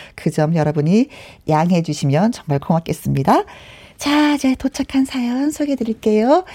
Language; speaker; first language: Korean; native; Korean